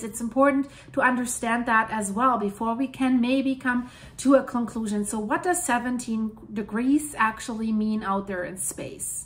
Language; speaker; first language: English; non-native, fluent; German